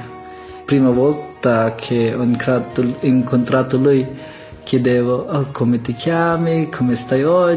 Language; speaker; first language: Italian; non-native, learner; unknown